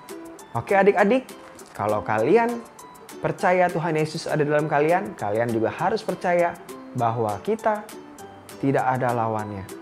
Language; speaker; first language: Indonesian; native; Indonesian